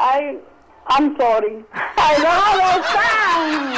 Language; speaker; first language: English; non-native, learner; Spanish